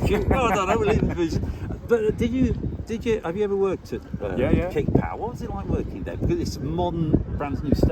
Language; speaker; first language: English; native; English